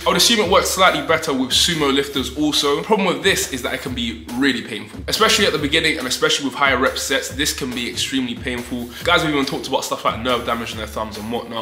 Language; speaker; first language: English; native; English